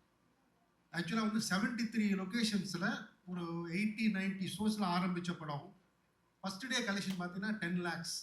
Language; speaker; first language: Tamil; native; Tamil